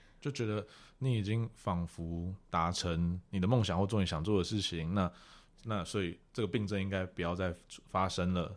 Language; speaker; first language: Chinese; native; Chinese